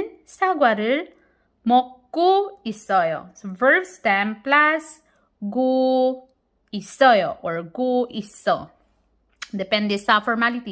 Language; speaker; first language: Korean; non-native, fluent; Filipino